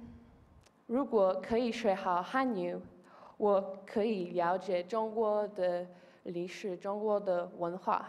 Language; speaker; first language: Chinese; non-native, learner; Polish